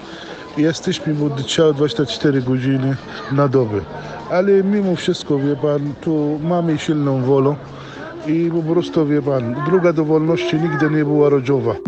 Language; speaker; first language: Polish; non-native, fluent; Arabic